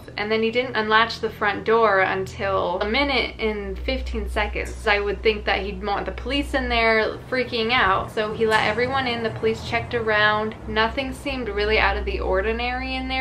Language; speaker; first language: English; native; English